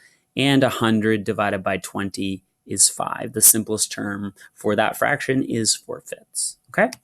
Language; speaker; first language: English; native; English